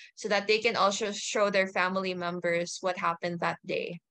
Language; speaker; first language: English; native; English